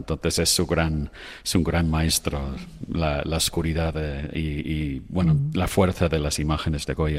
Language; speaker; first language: Spanish; non-native, fluent; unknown